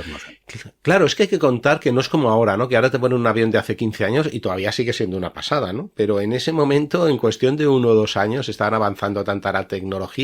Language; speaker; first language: Spanish; native; Spanish